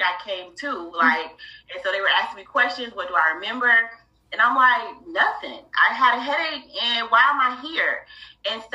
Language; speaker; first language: English; native; English